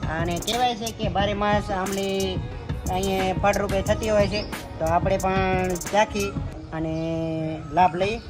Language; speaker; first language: Gujarati; native; Gujarati